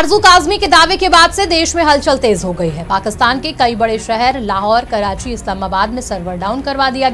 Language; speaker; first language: Hindi; native; Hindi